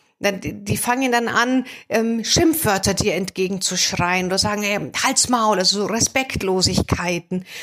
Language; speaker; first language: German; native; German